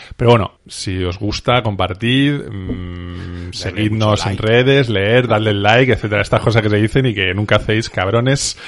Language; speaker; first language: Spanish; native; Spanish